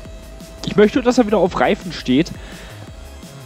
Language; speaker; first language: German; native; German